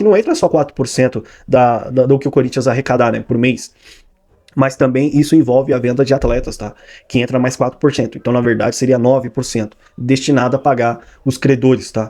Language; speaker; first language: Portuguese; native; Portuguese